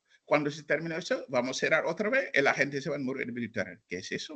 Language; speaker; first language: Spanish; non-native, fluent; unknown